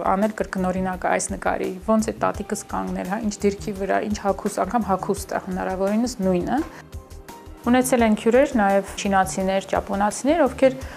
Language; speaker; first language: Armenian; early bilingual, heritage; Armenian